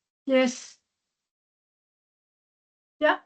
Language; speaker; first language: Danish; non-native, learner; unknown